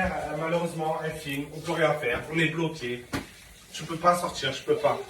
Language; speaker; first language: French; native; French